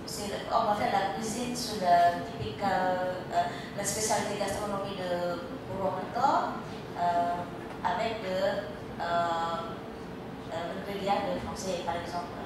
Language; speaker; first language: French; non-native, fluent; Indonesian